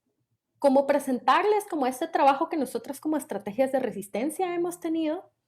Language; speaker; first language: Spanish; native; Spanish